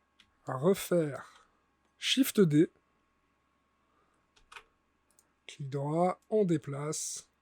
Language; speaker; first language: French; native; French